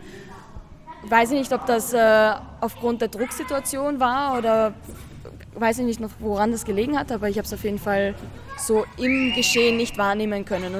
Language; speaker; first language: German; native; German